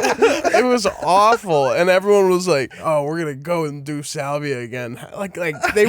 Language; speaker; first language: English; native; English